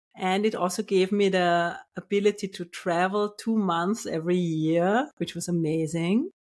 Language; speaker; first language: English; non-native, fluent; German